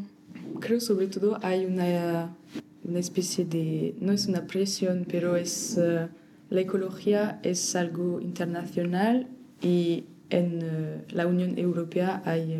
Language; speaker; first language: Spanish; non-native, fluent; French